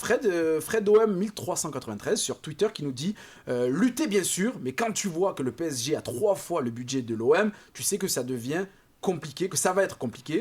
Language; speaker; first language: French; native; French